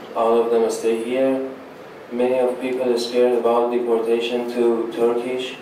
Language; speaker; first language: English; non-native, learner; Persian